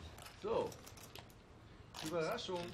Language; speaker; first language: German; native; German